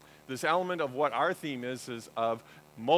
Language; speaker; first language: English; native; English